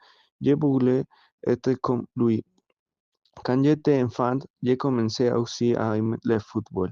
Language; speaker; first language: French; non-native, learner; Spanish